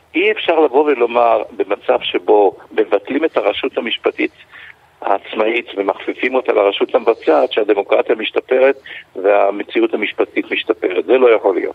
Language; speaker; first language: Hebrew; native; Hebrew